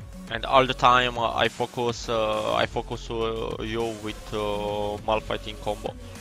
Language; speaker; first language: English; non-native, learner; Romanian